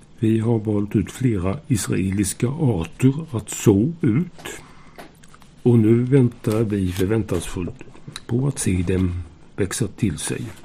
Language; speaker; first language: Swedish; native; Swedish